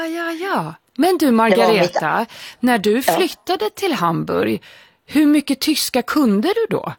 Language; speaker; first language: Swedish; native; Swedish